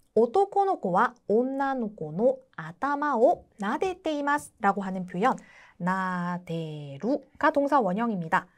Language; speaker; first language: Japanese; non-native, fluent; Korean